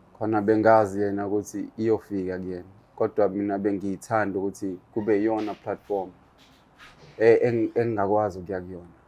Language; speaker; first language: Zulu; native; Zulu